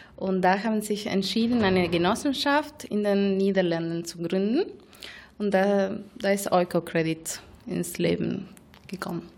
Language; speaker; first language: German; non-native, fluent; Spanish